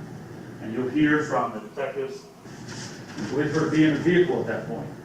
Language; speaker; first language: English; native; English